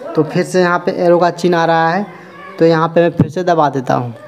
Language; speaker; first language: Hindi; native; Hindi